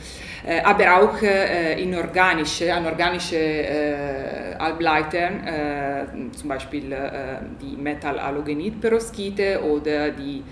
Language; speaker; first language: German; non-native, learner; Italian